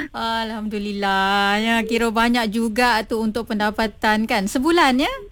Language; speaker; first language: Malay; non-native, local second language; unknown